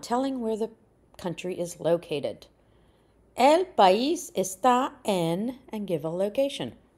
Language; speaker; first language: English; native; English